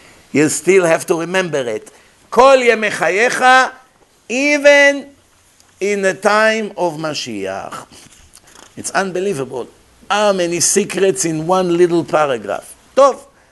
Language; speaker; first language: English; non-native, fluent; Hebrew